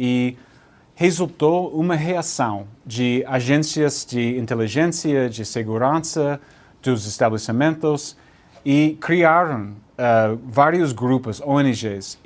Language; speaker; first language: Portuguese; non-native, learner; English